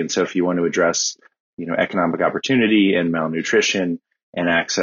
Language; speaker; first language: English; native; English